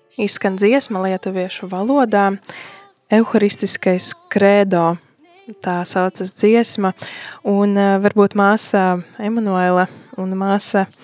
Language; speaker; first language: Latvian; native; Latvian